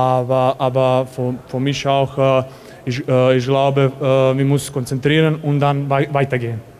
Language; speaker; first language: German; non-native, learner; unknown